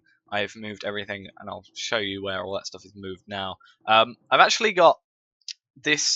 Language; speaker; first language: English; native; English